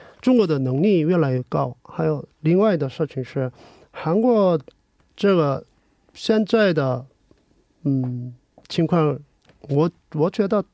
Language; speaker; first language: Chinese; non-native, learner; Korean